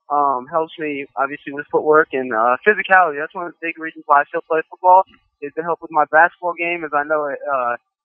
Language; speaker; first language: English; native; English